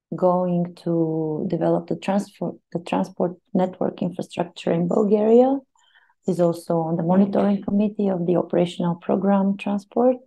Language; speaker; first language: English; non-native, fluent; Bulgarian